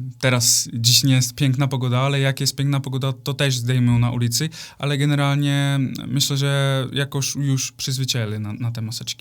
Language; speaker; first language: Polish; non-native, fluent; Czech